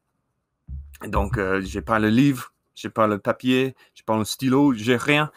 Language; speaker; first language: French; non-native, learner; English